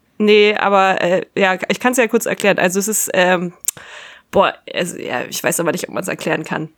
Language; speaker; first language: German; native; German